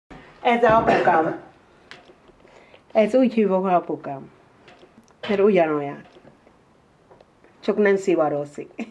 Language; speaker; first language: Hungarian; non-native, learner; Spanish